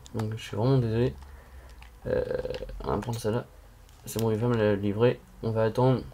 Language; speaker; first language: French; native; French